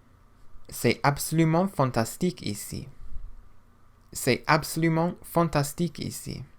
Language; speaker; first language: French; non-native, fluent; English